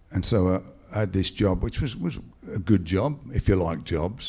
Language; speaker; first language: English; native; English